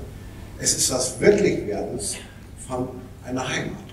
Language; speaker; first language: German; native; German